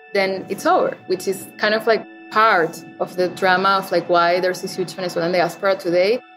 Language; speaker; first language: English; non-native, fluent; Spanish